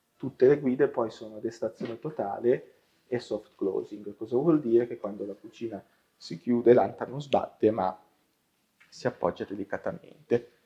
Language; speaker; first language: Italian; native; Italian